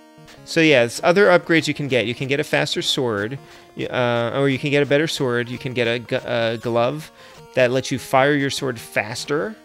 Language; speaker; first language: English; native; English